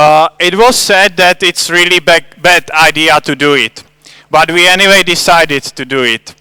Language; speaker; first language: English; non-native, fluent; Czech